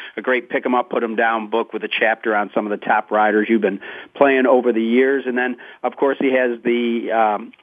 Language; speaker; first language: English; native; English